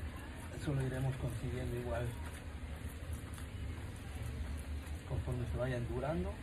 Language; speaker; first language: Spanish; native; Spanish